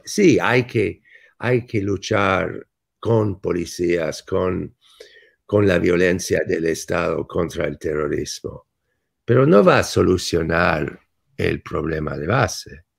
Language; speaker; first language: Spanish; non-native, fluent; English